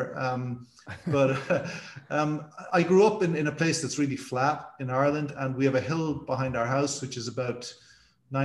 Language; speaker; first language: English; native; English